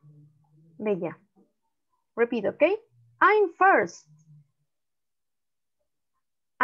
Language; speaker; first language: English; non-native, learner; Spanish